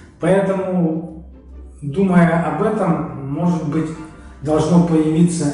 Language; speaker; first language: Russian; native; Russian